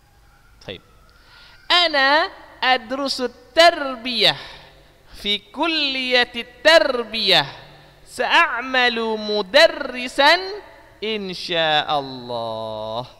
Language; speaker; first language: Arabic; non-native, fluent; Indonesian